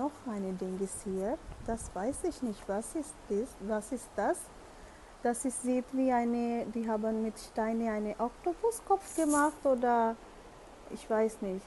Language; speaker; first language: German; non-native, learner; Urdu